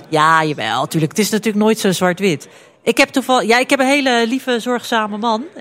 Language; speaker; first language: Dutch; early bilingual, other home language; Turkish